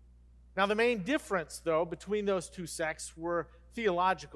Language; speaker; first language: English; native; English